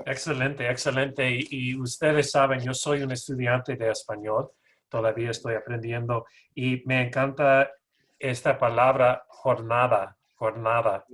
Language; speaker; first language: Spanish; non-native, learner; English